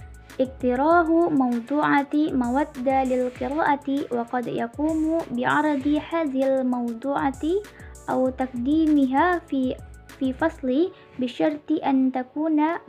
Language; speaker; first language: Arabic; non-native, learner; Indonesian